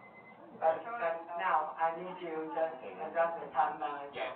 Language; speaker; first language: English; non-native, learner; Chinese